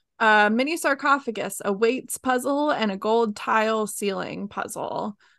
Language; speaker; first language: English; native; English